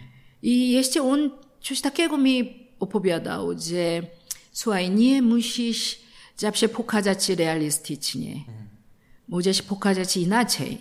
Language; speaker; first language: Polish; non-native, learner; Korean